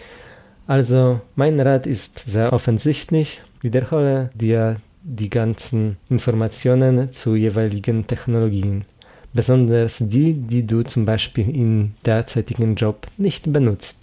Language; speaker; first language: German; non-native, fluent; Polish